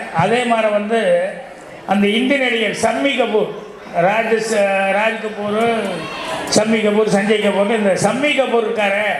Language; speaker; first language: Tamil; native; Tamil